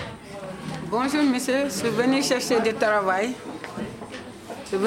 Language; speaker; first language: French; non-native, learner; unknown